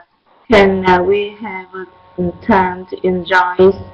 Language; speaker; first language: English; non-native, learner; Vietnamese